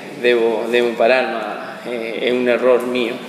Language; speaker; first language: Italian; non-native, learner; Spanish